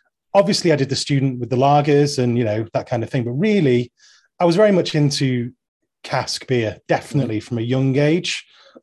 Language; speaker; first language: English; native; English